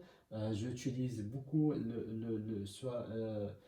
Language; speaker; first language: French; non-native, learner; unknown